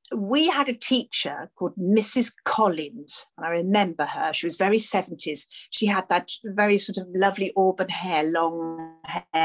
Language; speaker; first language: English; native; English